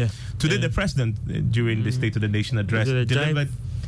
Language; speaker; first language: English; non-native, local second language; Akan